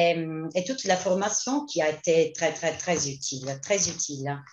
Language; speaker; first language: French; non-native, fluent; Italian